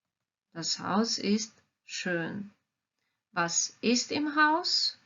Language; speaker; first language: German; non-native, fluent; Croatian